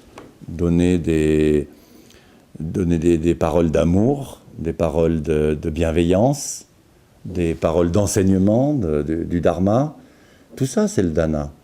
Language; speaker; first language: French; native; French